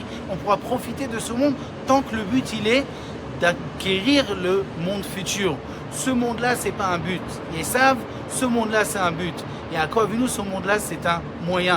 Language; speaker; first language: French; native; French